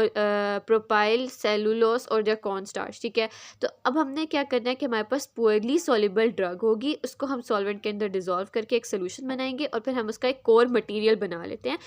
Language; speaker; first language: Hindi; native; Hindi